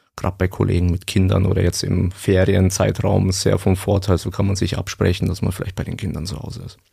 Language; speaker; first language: German; native; German